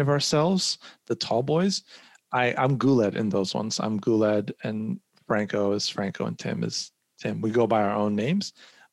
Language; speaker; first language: English; early bilingual, other home language; Somali